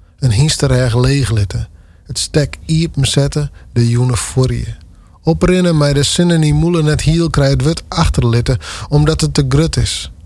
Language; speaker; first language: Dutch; non-native, local second language; Western Frisian